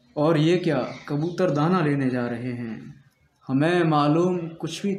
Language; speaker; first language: Hindi; native; Hindi